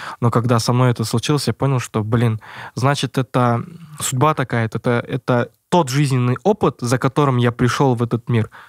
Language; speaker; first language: Russian; native; Russian